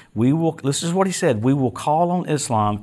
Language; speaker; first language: English; native; English